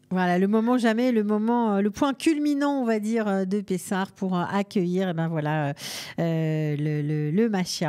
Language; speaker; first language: French; native; French